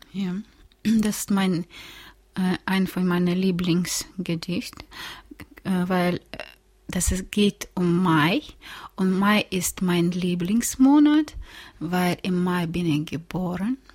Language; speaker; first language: German; non-native, learner; Russian